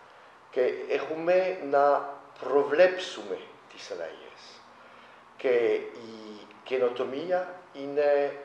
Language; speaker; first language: Greek; non-native, fluent; French